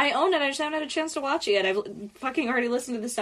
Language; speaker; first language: English; native; English